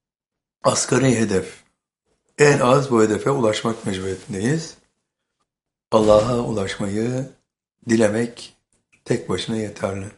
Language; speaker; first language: Turkish; native; Turkish